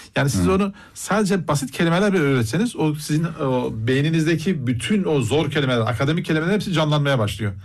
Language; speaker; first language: Turkish; native; Turkish